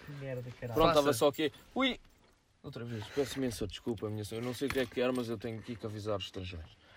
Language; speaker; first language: Portuguese; native; Portuguese